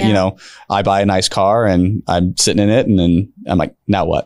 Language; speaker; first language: English; native; English